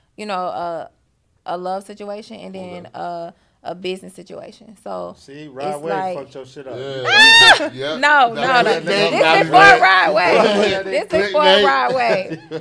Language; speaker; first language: English; native; English